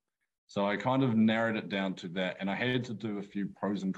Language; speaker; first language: English; native; English